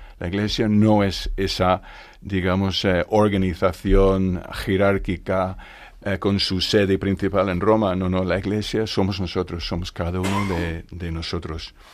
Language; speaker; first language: Spanish; non-native, fluent; English